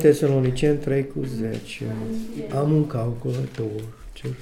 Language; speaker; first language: Romanian; non-native, learner; English